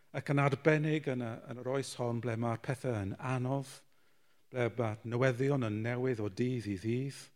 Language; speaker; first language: Welsh; non-native, local second language; English